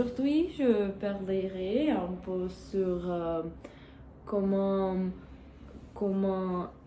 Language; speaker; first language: French; non-native, learner; Portuguese